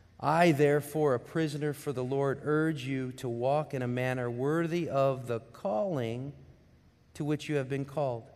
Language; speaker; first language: English; native; English